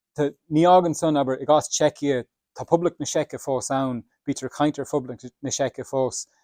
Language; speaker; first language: Irish; native; Irish